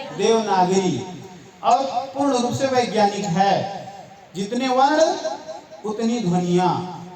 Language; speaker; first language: Hindi; native; Hindi